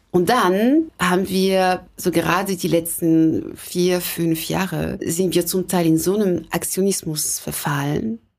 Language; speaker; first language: German; non-native, fluent; French